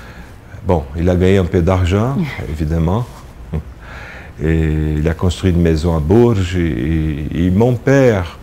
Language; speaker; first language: French; non-native, fluent; Portuguese